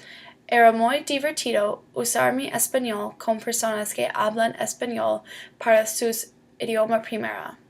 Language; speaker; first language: Spanish; non-native, learner; English